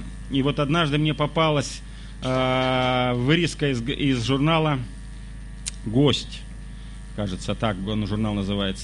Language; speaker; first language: Russian; native; Russian